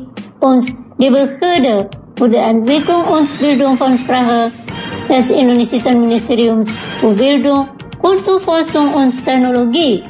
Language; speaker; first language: German; non-native, fluent; Indonesian